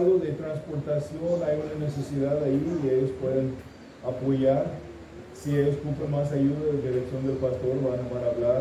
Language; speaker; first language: Spanish; non-native, fluent; English